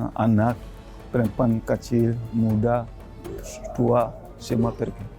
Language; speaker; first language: Indonesian; non-native, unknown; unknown